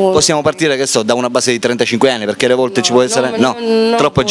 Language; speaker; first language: Italian; native; Italian